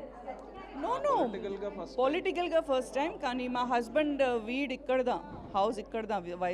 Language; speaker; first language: Telugu; non-native, learner; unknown